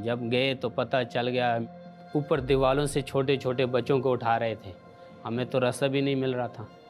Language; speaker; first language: Hindi; non-native, learner; Persian